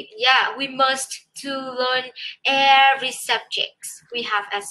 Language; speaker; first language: English; non-native, learner; Vietnamese